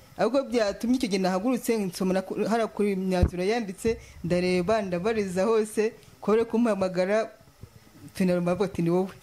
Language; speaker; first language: Kinyarwanda; native; Kinyarwanda